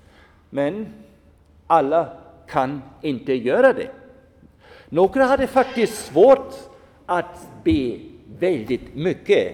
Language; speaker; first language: Swedish; non-native, fluent; German